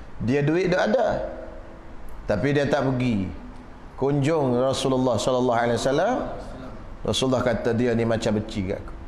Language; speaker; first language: Malay; native; Malay